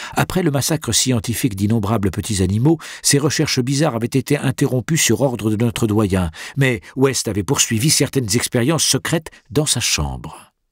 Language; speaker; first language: French; native; French